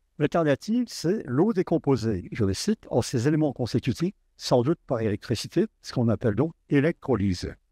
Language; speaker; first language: French; native; French